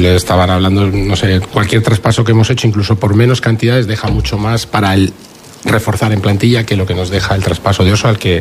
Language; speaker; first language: Spanish; native; Spanish